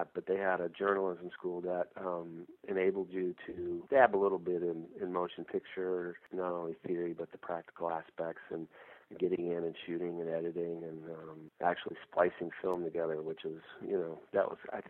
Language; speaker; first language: English; native; English